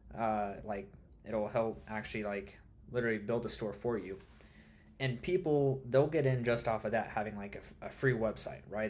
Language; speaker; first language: English; native; English